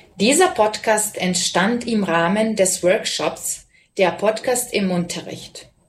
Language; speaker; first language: German; non-native, fluent; Serbian